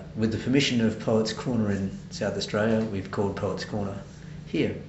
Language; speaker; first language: English; native; English